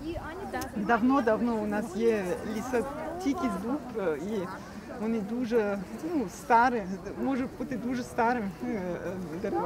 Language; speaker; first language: Ukrainian; non-native, learner; German